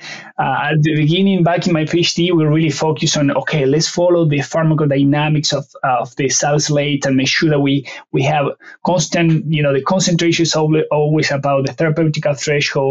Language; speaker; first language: English; non-native, fluent; Spanish